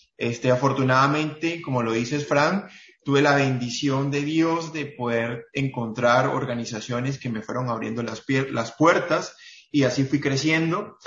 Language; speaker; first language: Spanish; native; Spanish